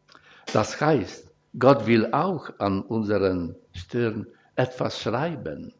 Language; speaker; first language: German; non-native, fluent; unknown